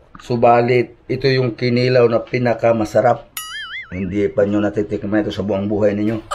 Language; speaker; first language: Filipino; non-native, local second language; Cebuano